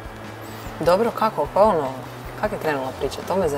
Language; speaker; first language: Croatian; native; Croatian